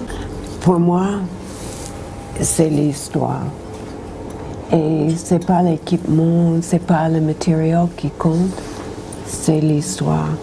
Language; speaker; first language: French; non-native, learner; English